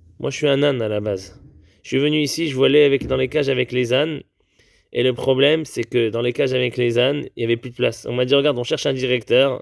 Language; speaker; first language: French; native; French